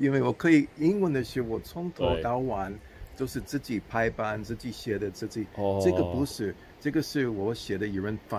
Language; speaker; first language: Chinese; non-native, fluent; English